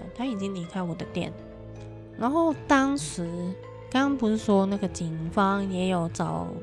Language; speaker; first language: Chinese; non-native, fluent; Cantonese